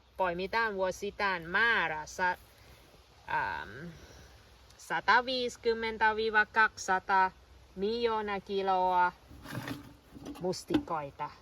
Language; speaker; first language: Finnish; non-native, learner; Thai